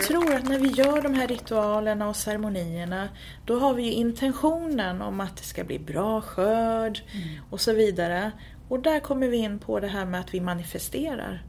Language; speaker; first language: Swedish; native; Swedish